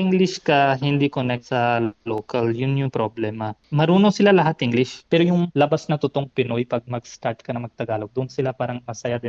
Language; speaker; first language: Filipino; non-native, fluent; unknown